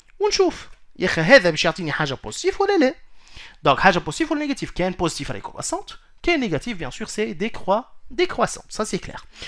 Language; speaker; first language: French; non-native, local second language; Arabic